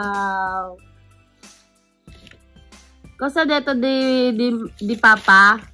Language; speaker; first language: Italian; non-native, fluent; Filipino